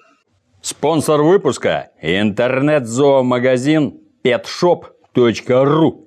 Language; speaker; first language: Russian; native; Russian